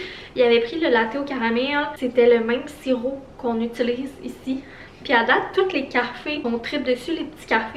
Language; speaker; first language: French; native; French